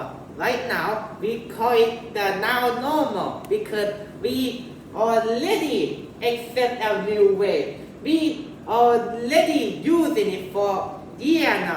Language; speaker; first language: English; non-native, learner; Thai